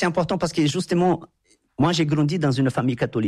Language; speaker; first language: French; non-native, fluent; Portuguese